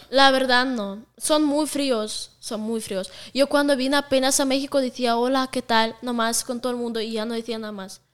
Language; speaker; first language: Spanish; non-native, fluent; Russian